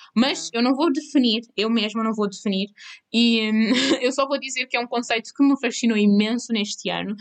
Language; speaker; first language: Portuguese; non-native, local second language; Kabuverdianu